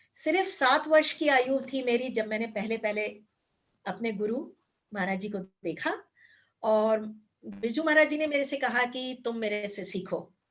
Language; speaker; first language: Hindi; native; Hindi